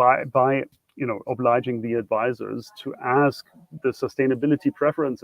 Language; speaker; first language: English; non-native, fluent; German